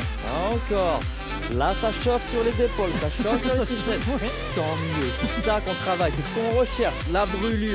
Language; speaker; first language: French; native; French